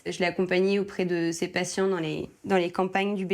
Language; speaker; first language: French; native; French